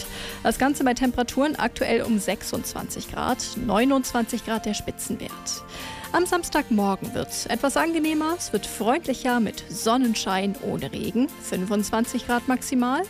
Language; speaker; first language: German; native; German